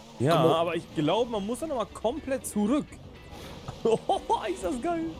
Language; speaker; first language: German; native; German